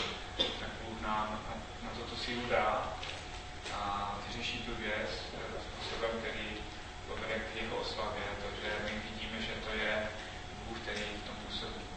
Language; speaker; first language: Czech; non-native, fluent; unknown